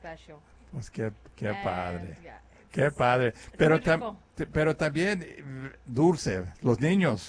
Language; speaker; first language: Spanish; early bilingual, other home language; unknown